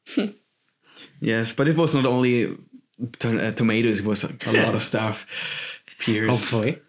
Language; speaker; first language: English; non-native, fluent; German